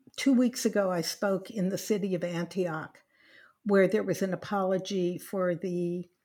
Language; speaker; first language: English; native; English